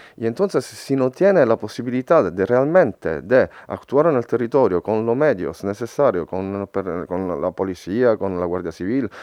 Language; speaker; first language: Spanish; non-native, fluent; Italian